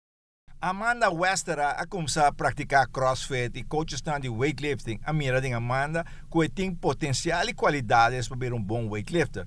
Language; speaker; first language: Portuguese; non-native, learner; Spanish